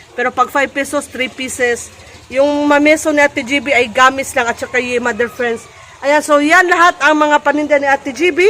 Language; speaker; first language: Filipino; non-native, local second language; Cebuano